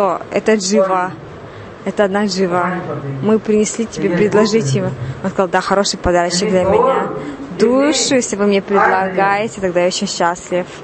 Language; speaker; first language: Russian; non-native, learner; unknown